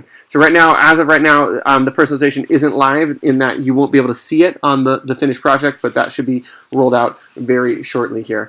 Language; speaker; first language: English; native; English